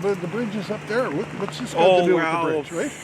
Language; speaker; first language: English; native; English